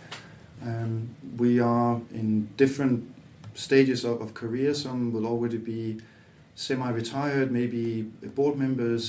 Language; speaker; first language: English; non-native, fluent; Danish